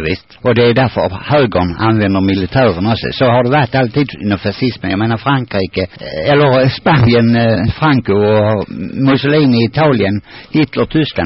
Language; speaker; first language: Swedish; native; Swedish